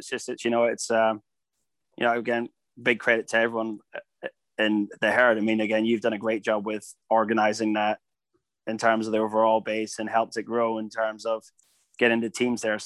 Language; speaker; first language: English; native; English